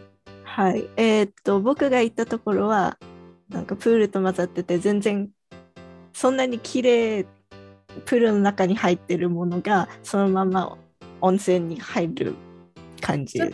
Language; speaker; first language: Japanese; early bilingual, heritage; Japanese